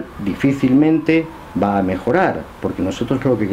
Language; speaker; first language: Spanish; native; Spanish